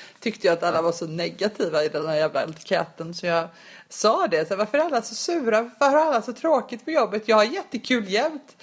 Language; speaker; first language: Swedish; native; Swedish